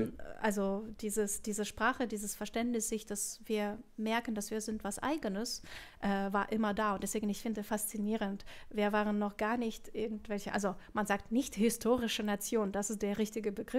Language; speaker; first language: German; non-native, fluent; Russian